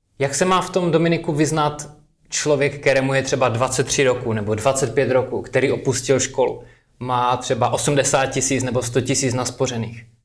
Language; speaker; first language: Czech; native; Czech